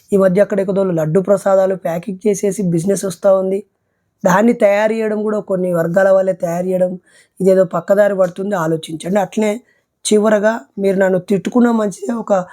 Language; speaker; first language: Telugu; native; Telugu